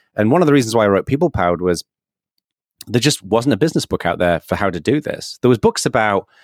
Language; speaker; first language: English; native; English